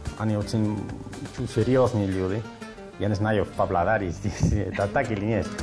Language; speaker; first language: Russian; non-native, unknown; Spanish